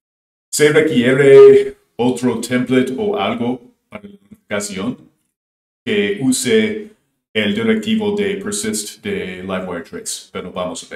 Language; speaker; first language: Spanish; non-native, fluent; English